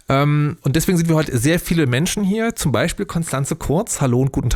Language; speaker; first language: German; native; German